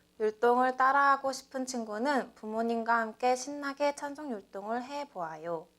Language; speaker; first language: Korean; native; Korean